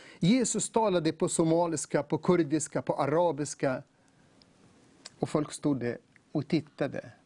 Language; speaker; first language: Swedish; non-native, learner; Arabic